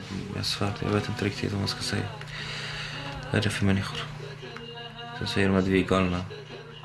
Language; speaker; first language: Swedish; non-native, local second language; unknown